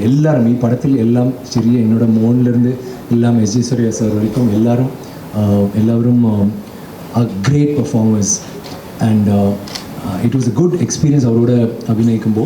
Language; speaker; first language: Malayalam; non-native, local second language; Tamil